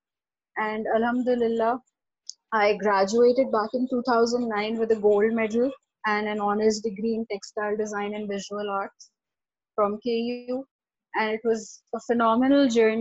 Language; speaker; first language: English; non-native, local second language; Urdu